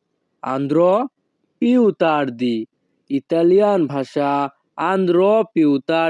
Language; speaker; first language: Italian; non-native, fluent; Bangla